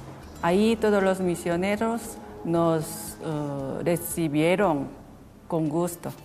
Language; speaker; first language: Spanish; non-native, learner; Korean